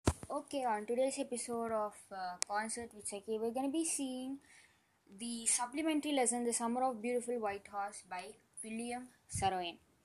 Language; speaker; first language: English; non-native, local second language; Tamil